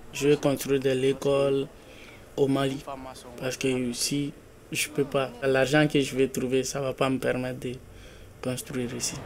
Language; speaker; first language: French; non-native, local second language; Bambara